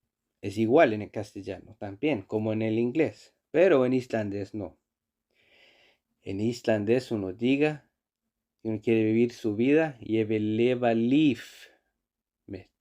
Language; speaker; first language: Spanish; non-native, fluent; Icelandic